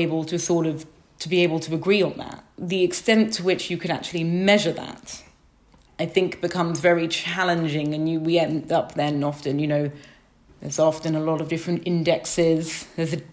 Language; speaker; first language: English; native; English